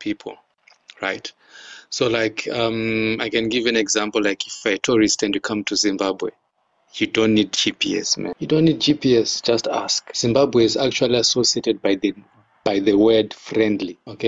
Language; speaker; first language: English; non-native, local second language; Shona